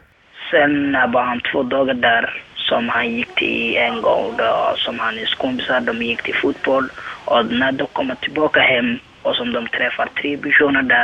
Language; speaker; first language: Swedish; non-native, learner; Somali